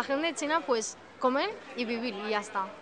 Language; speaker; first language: Spanish; non-native, fluent; Chinese